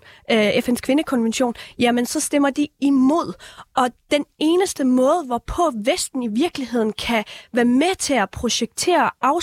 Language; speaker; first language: Danish; early bilingual, other home language; Persian